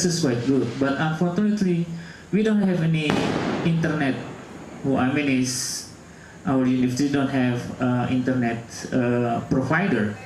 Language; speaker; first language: English; non-native, local second language; Indonesian